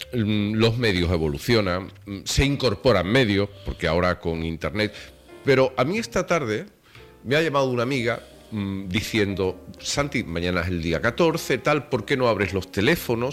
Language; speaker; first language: Spanish; native; Spanish